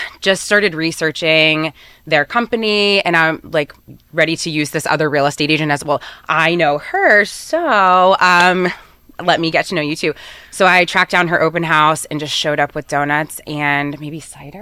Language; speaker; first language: English; native; English